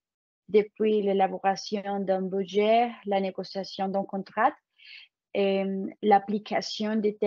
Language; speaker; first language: French; non-native, fluent; Spanish